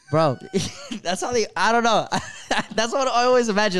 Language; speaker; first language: English; early bilingual, other home language; Spanish